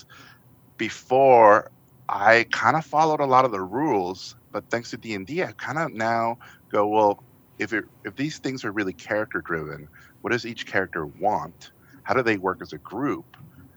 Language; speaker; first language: English; non-native, fluent; Spanish